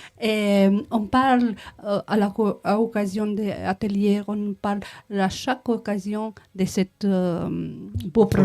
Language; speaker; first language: French; non-native, learner; Romanian